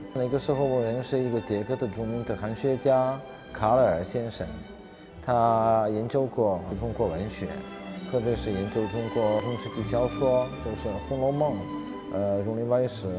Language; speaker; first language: Chinese; non-native, fluent; Czech